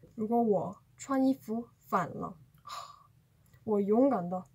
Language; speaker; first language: Chinese; non-native, fluent; Korean